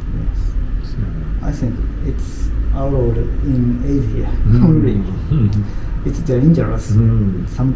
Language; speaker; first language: English; non-native, learner; Japanese